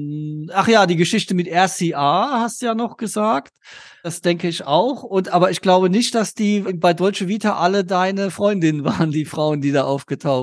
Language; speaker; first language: German; native; German